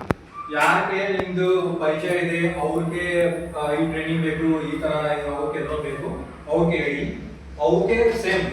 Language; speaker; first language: Kannada; non-native, local second language; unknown